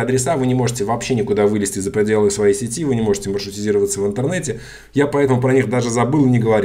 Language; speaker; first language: Russian; native; Russian